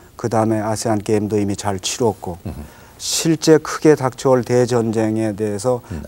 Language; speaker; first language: Korean; native; Korean